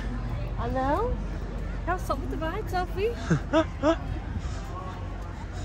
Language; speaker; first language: English; native; English